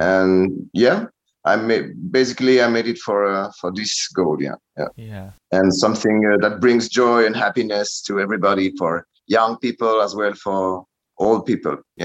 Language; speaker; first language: English; non-native, learner; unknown